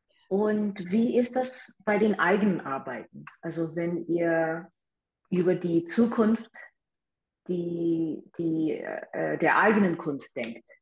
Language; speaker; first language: German; non-native, fluent; English